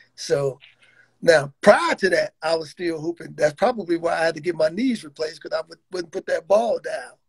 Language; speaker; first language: English; native; English